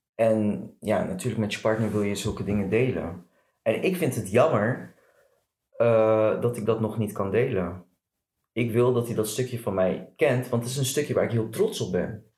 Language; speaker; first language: Dutch; early bilingual, other home language; Arabic